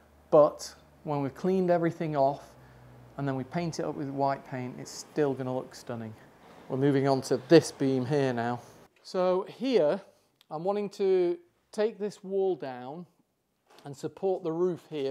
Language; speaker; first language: English; native; English